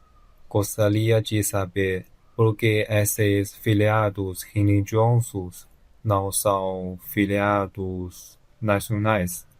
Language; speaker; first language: Portuguese; non-native, learner; Chinese